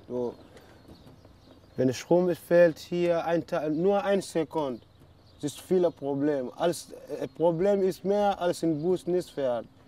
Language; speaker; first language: German; non-native, learner; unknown